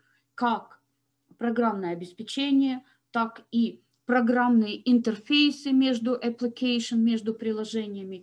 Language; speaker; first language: Russian; native; Russian